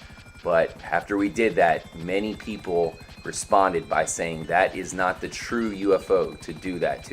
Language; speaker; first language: English; native; English